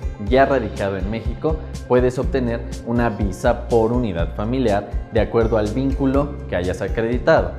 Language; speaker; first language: Spanish; native; Spanish